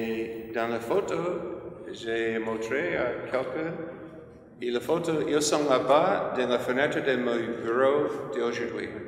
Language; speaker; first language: French; non-native, fluent; English